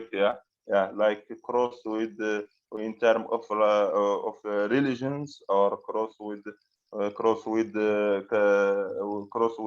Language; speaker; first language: English; non-native, fluent; Arabic